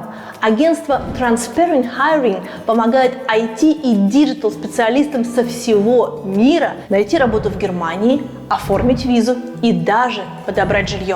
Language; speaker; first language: Russian; native; Russian